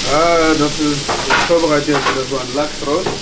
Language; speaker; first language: German; non-native, learner; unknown